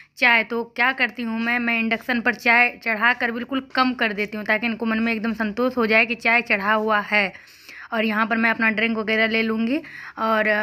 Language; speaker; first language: Hindi; native; Hindi